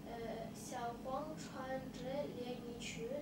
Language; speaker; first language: Chinese; non-native, learner; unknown